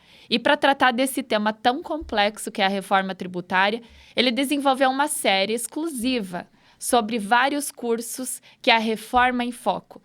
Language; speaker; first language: Portuguese; native; Portuguese